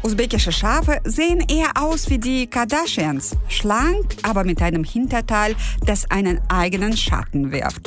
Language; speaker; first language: German; non-native, fluent; Uzbek